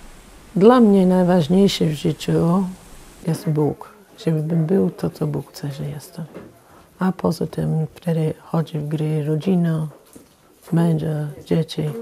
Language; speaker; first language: Polish; non-native, fluent; English